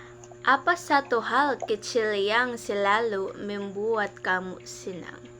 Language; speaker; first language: Indonesian; non-native, learner; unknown